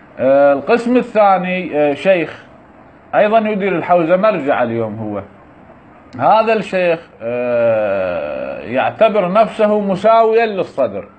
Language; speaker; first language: Arabic; native; Arabic